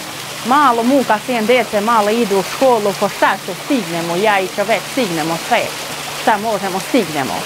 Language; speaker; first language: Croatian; non-native, learner; Albanian